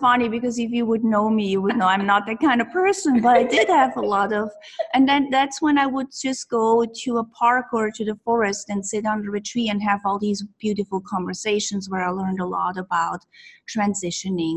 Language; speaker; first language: English; non-native, fluent; Swiss German